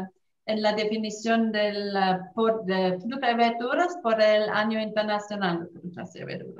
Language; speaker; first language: Spanish; non-native, fluent; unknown